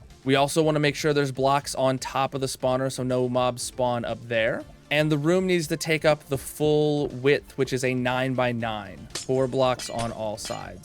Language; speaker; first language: English; native; English